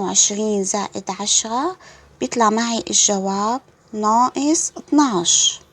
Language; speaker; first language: Arabic; native; Arabic